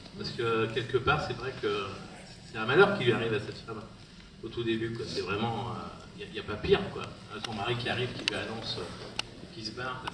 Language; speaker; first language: French; native; French